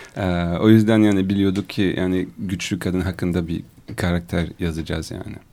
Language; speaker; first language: Turkish; non-native, learner; French